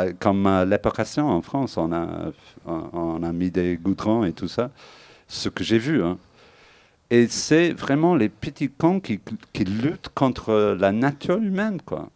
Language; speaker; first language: French; non-native, fluent; English